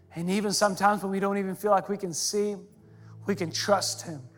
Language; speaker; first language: English; non-native, fluent; Swedish